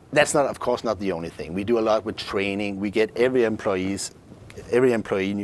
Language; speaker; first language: English; non-native, fluent; Danish